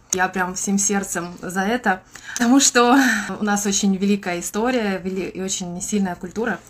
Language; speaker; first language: Ukrainian; non-native, local second language; Russian